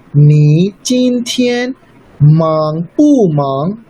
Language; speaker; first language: Chinese; non-native, fluent; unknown